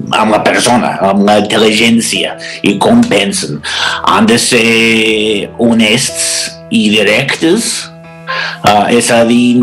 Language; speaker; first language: Catalan; non-native, fluent; English